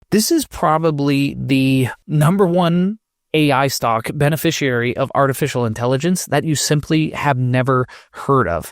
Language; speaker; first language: English; native; English